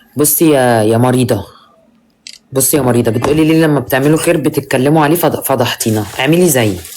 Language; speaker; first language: Egyptian Arabic; native; Egyptian Arabic